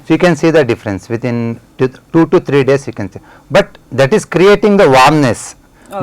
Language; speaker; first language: English; non-native, local second language; Telugu